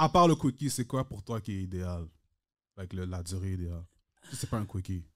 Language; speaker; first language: French; early bilingual, heritage; French